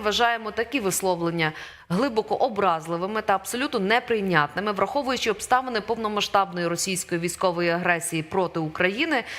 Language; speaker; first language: Ukrainian; native; Ukrainian